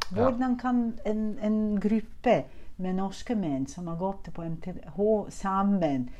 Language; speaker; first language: Norwegian; non-native, fluent; Italian